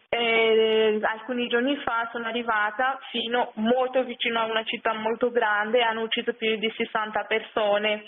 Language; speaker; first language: Italian; non-native, fluent; French